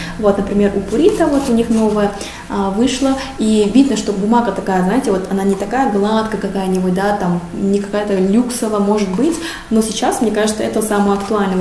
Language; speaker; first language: Russian; non-native, fluent; Korean